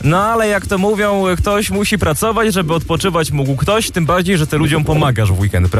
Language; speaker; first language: Polish; native; Polish